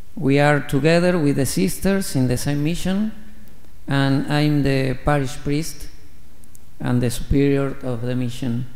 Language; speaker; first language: English; non-native, learner; Spanish